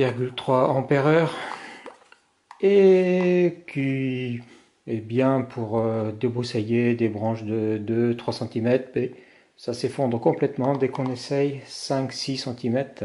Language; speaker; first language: French; native; French